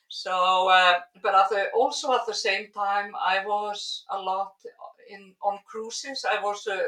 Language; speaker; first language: English; non-native, fluent; Icelandic